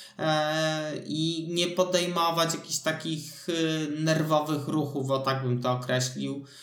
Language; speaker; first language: Polish; native; Polish